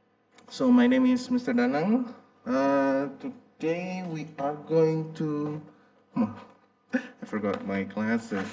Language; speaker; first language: English; non-native, fluent; Indonesian